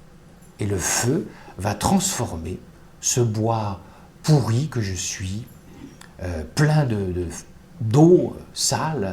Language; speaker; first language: French; native; French